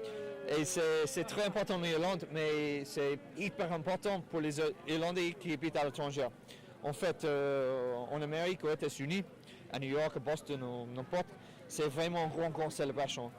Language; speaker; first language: French; non-native, fluent; English